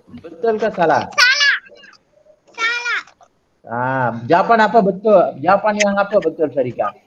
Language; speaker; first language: Malay; non-native, local second language; Tamil